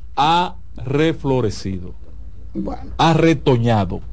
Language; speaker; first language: Spanish; native; Spanish